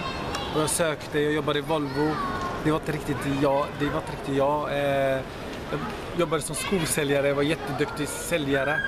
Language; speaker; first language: Swedish; early bilingual, other home language; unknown